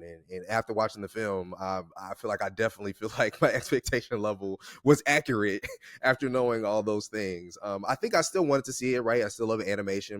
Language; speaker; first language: English; native; English